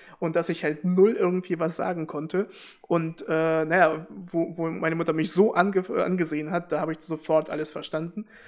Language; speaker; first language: German; early bilingual, other home language; Russian